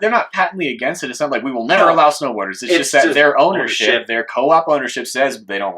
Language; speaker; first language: English; native; English